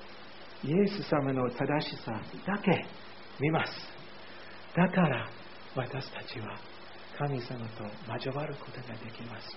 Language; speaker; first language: Japanese; non-native, fluent; English